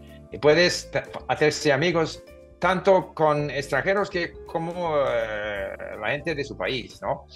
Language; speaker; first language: Spanish; non-native, fluent; English